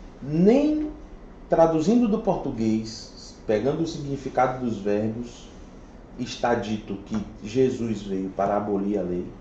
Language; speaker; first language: Portuguese; native; Portuguese